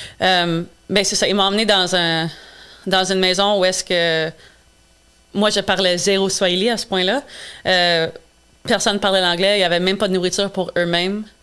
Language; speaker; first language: French; non-native, local second language; English